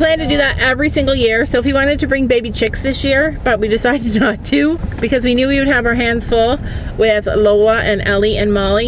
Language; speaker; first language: English; native; English